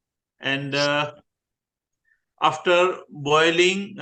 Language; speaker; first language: English; non-native, learner; Gujarati